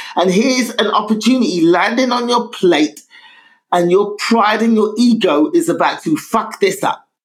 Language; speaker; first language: English; native; English